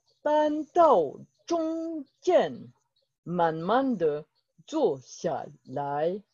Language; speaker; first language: Chinese; non-native, learner; French